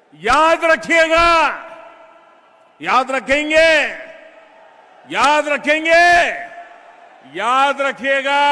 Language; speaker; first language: Hindi; non-native, local second language; Gujarati